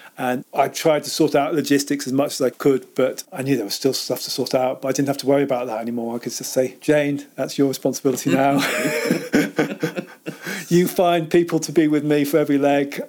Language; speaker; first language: English; native; English